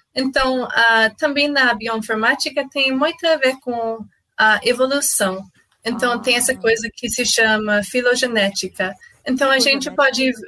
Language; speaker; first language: Portuguese; non-native, fluent; English